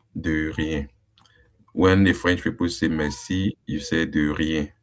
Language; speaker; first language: French; non-native, fluent; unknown